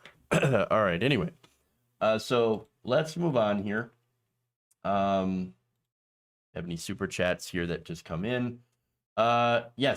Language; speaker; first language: English; native; English